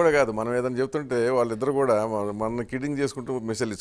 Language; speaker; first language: Telugu; native; Telugu